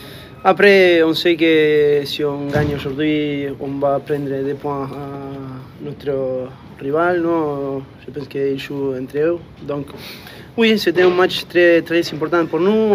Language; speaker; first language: French; non-native, fluent; Spanish